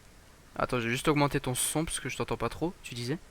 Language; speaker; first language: French; native; French